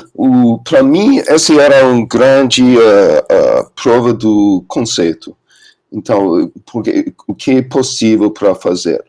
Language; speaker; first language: Portuguese; non-native, learner; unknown